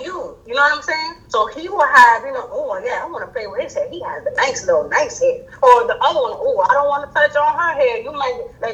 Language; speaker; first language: English; early bilingual, other home language; Spanish